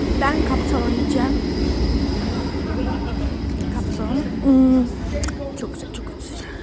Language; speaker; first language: Turkish; early bilingual, heritage; Turkish